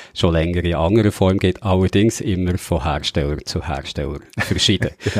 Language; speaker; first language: German; native; German